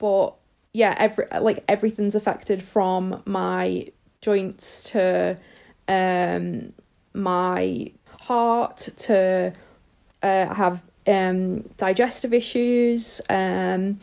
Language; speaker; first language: English; native; English